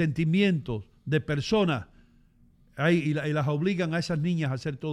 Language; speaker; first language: Spanish; native; Spanish